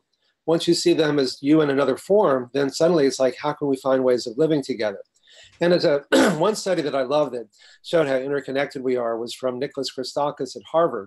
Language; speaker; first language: English; native; English